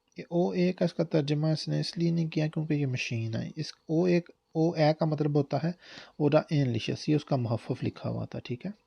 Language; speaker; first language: Urdu; non-native, local second language; Punjabi